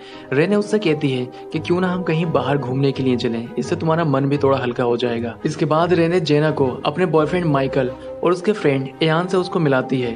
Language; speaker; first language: Hindi; native; Hindi